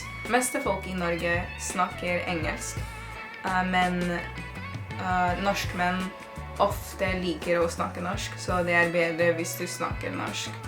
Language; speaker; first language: Norwegian; non-native, learner; Spanish